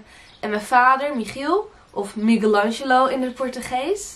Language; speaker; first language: Dutch; early bilingual, other home language; Portuguese